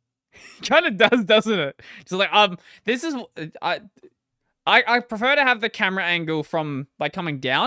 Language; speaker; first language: English; native; English